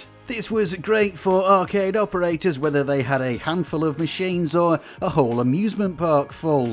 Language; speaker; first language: English; native; English